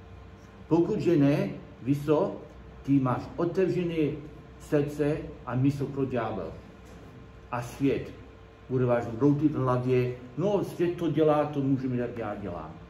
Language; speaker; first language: Czech; non-native, learner; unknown